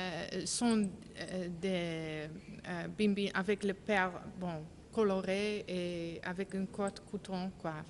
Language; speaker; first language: French; non-native, learner; Dutch